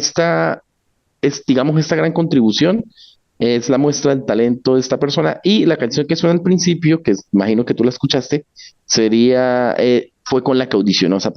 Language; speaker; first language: Spanish; native; Spanish